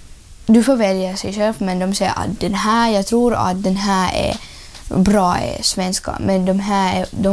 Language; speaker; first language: Swedish; non-native, learner; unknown